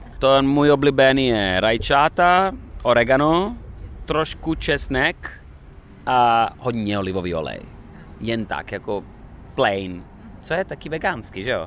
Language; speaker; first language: Czech; non-native, fluent; Italian